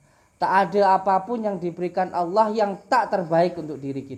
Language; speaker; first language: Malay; non-native, local second language; Javanese